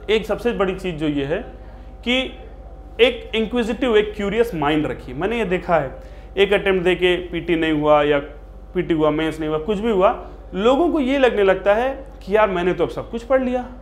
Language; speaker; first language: Hindi; native; Hindi